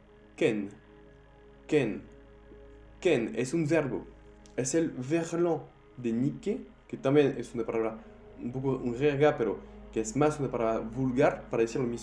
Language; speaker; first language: Spanish; non-native, fluent; French